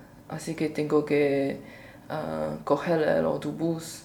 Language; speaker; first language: Spanish; non-native, learner; Chinese